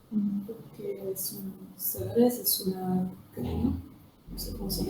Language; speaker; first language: Spanish; non-native, learner; French